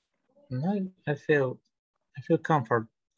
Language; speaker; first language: English; non-native, learner; Spanish